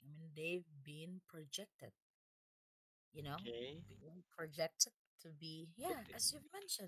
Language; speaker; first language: English; non-native, fluent; Indonesian